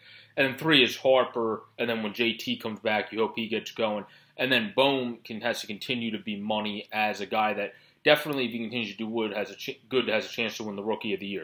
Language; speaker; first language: English; native; English